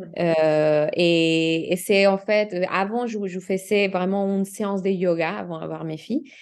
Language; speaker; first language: French; non-native, fluent; Spanish